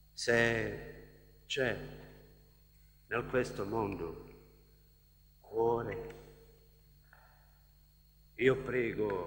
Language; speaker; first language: Italian; non-native, learner; Bosnian